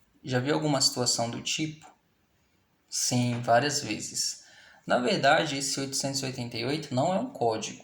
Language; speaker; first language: Portuguese; native; Portuguese